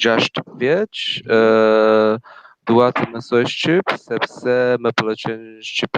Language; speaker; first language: Albanian; non-native, learner; Chinese